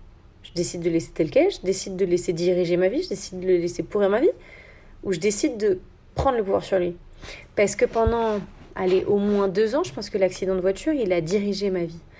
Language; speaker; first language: French; native; French